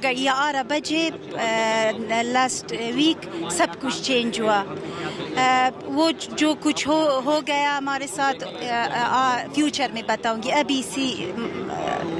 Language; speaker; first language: Hindi; non-native, fluent; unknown